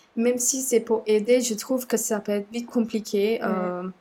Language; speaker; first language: French; non-native, fluent; Sinhala